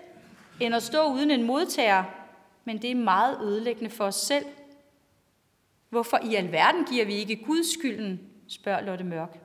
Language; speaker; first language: Danish; native; Danish